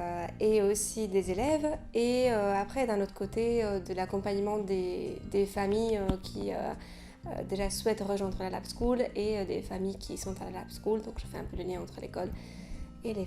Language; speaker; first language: French; native; French